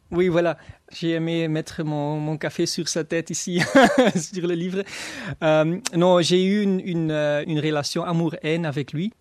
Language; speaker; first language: French; non-native, local second language; Dutch